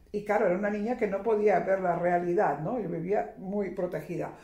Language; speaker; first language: Spanish; early bilingual, heritage; Spanish